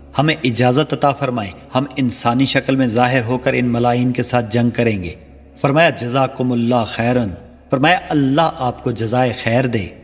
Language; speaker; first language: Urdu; non-native, local second language; Saraiki